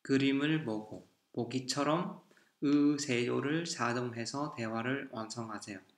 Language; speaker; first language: Korean; non-native, fluent; Vietnamese